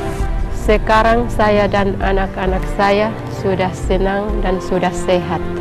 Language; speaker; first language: Indonesian; non-native, local second language; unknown